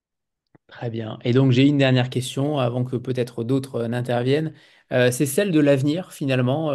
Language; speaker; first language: French; native; French